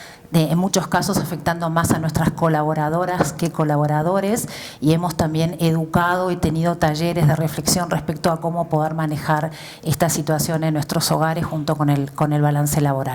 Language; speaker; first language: Spanish; native; Spanish